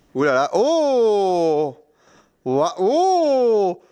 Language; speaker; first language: French; native; French